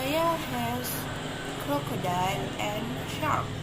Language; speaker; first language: English; non-native, learner; Indonesian